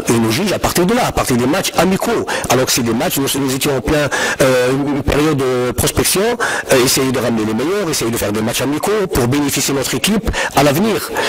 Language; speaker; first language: French; non-native, local second language; Arabic